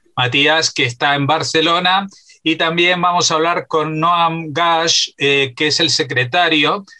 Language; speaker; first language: Spanish; native; Spanish